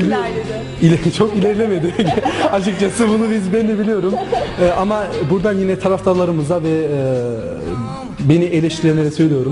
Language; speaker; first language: Turkish; non-native, local second language; German